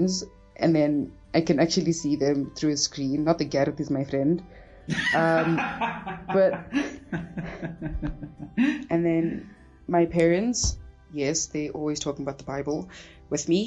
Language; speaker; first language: English; early bilingual, other home language; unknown